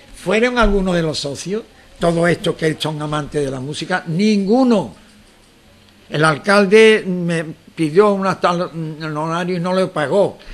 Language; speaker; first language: Spanish; native; Spanish